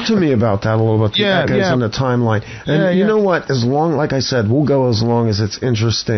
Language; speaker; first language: English; native; English